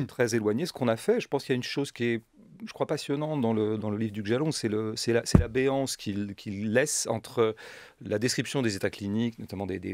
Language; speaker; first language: French; native; French